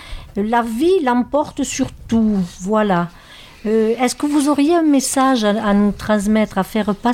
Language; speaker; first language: French; native; French